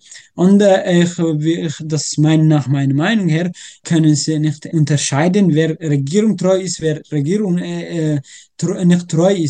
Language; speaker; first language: German; non-native, learner; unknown